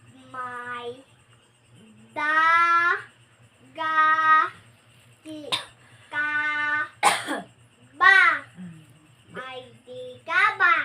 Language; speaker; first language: Filipino; non-native, local second language; Cebuano